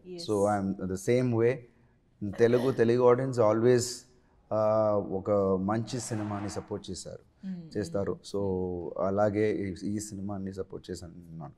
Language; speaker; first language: Telugu; non-native, learner; Tamil